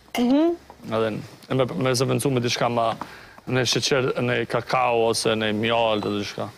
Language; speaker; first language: Albanian; early bilingual, heritage; Albanian